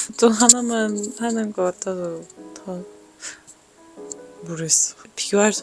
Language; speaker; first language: Korean; non-native, learner; Dutch